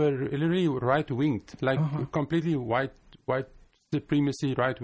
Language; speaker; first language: English; non-native, local second language; Afrikaans